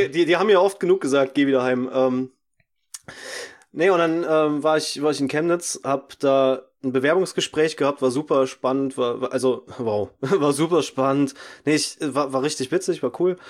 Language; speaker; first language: German; native; German